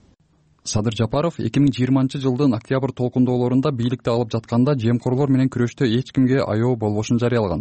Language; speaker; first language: Kyrgyz; native; Kyrgyz